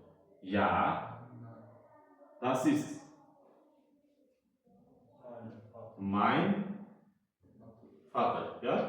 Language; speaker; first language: German; non-native, fluent; Uzbek